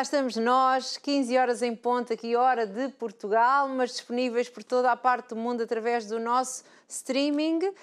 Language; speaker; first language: Portuguese; native; Portuguese